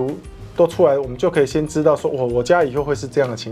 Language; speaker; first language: Chinese; native; Chinese